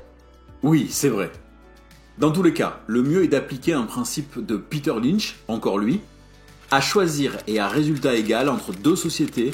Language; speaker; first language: French; native; French